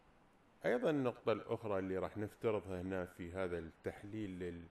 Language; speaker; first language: Arabic; native; Arabic